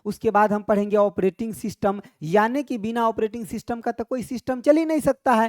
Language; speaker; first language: Hindi; native; Hindi